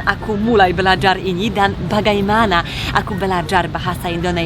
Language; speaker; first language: Indonesian; non-native, fluent; Polish